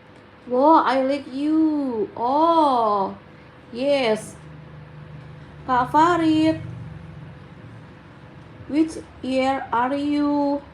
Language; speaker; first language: English; non-native, learner; Indonesian